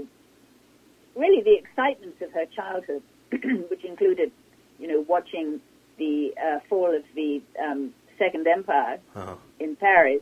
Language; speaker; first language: English; native; English